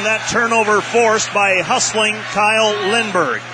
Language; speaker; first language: English; native; English